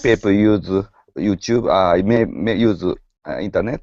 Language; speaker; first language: English; non-native, learner; Japanese